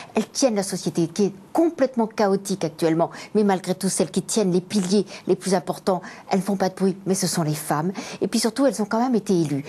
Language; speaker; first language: French; native; French